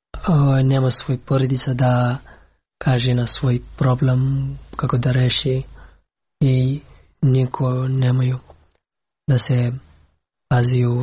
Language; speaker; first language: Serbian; non-native, learner; Pashto